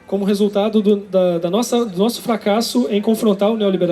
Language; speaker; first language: Portuguese; native; Portuguese